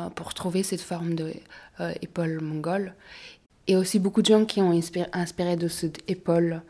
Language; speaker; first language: French; non-native, learner; Mongolian